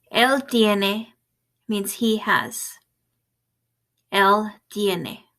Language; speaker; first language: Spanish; non-native, fluent; English